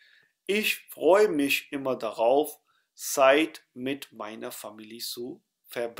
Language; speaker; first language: German; non-native, fluent; Urdu